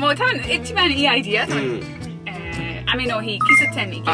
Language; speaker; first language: Japanese; non-native, learner; English